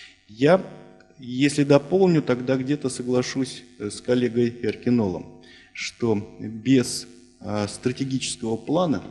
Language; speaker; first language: Russian; native; Russian